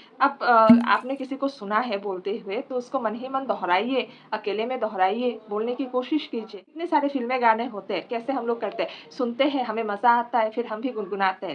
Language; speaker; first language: Hindi; non-native, local second language; Assamese